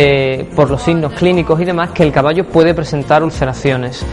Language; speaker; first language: Spanish; native; Spanish